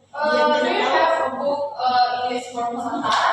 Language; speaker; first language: English; non-native, learner; Indonesian